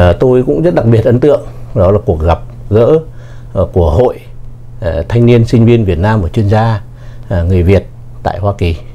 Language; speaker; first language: Vietnamese; native; Vietnamese